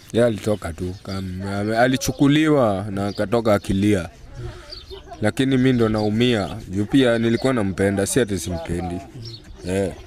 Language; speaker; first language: Swahili; native; Swahili